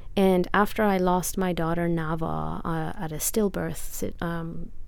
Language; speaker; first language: English; non-native, fluent; Persian